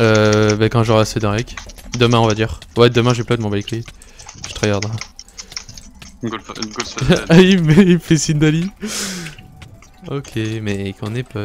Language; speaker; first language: French; native; French